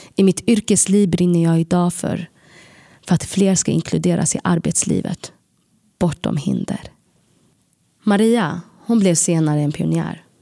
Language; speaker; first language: Swedish; early bilingual, other home language; Tigrinya